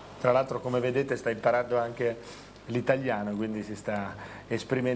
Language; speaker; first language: Italian; native; Italian